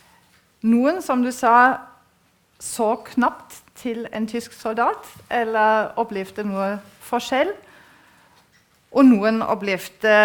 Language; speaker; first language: Norwegian; non-native, fluent; German